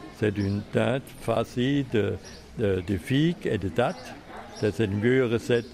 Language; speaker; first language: French; non-native, fluent; German